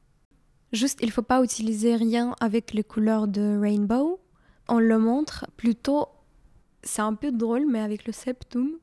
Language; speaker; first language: French; non-native, fluent; Ukrainian